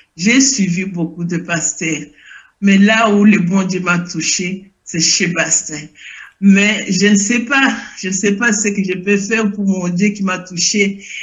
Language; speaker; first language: French; non-native, local second language; Lingala